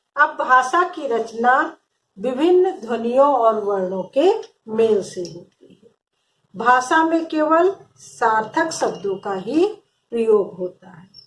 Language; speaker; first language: Hindi; native; Hindi